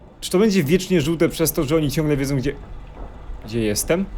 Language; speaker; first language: Polish; native; Polish